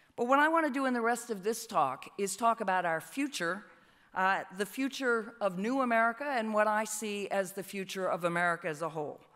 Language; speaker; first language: English; native; English